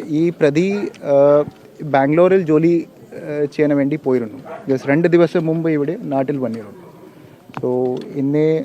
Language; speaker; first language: Malayalam; non-native, learner; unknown